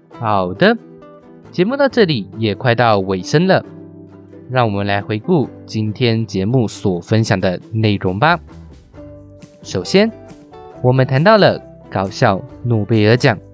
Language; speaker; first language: Chinese; native; Chinese